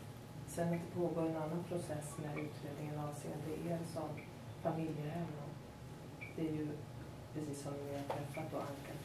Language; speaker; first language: Swedish; native; Swedish